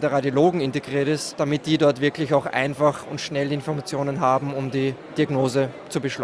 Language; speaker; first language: German; native; German